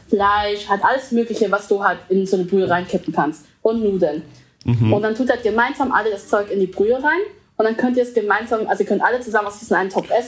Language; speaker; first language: German; early bilingual, other home language; Vietnamese